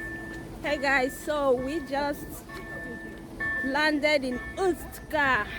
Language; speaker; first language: English; non-native, local second language; Igbo